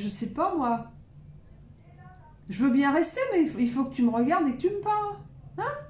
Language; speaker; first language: French; native; French